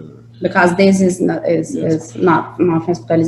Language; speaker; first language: English; non-native, learner; Portuguese